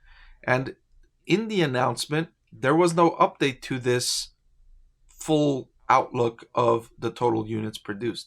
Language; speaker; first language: English; native; English